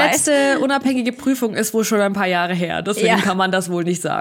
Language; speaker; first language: German; early bilingual, other home language; Russian